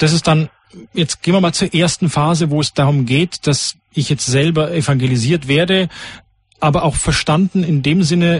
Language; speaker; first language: German; native; German